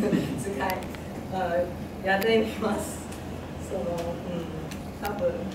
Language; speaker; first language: Japanese; non-native, learner; Chinese